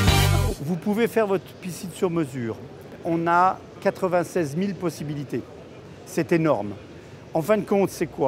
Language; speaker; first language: French; native; French